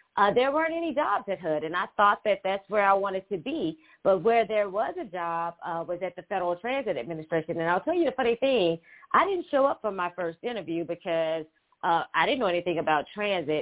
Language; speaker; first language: English; native; English